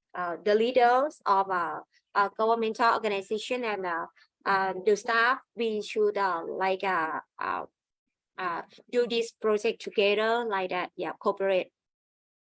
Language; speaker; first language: English; non-native, learner; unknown